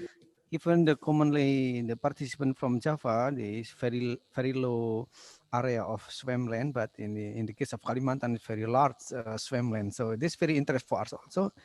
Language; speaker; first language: English; non-native, learner; Indonesian